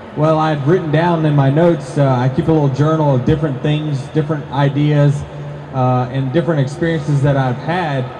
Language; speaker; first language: English; native; English